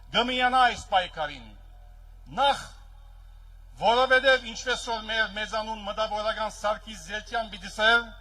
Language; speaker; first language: Armenian; early bilingual, heritage; Armenian